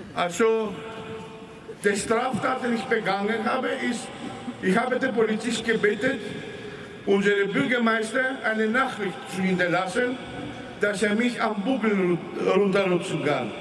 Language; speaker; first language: German; non-native, fluent; Greek